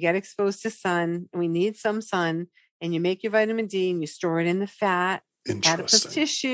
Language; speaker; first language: English; native; English